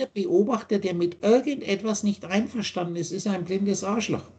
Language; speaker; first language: German; native; German